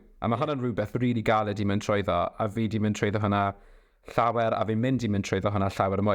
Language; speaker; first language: Welsh; non-native, local second language; English